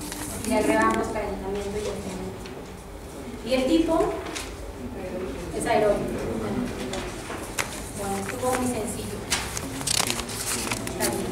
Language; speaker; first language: Spanish; native; Spanish